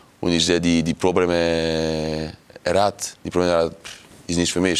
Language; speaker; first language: German; non-native, local second language; French